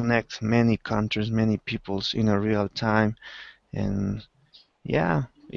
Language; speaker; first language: English; non-native, learner; Spanish